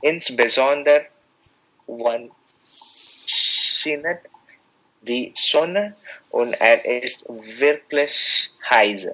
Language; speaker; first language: German; non-native, learner; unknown